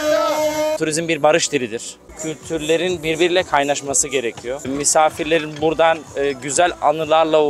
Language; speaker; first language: Turkish; native; Turkish